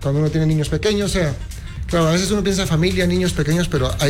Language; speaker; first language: Spanish; native; Spanish